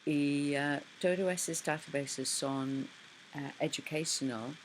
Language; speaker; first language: Spanish; non-native, learner; English